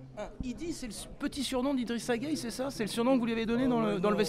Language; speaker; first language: French; native; French